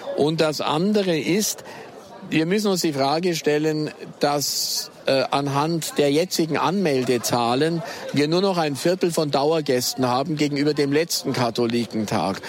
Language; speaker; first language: German; native; German